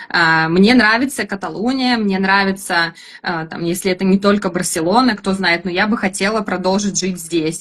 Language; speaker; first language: Russian; native; Russian